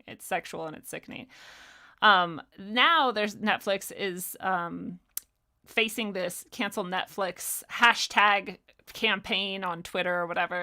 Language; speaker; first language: English; native; English